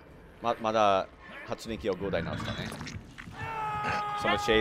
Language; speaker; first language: Japanese; non-native, learner; English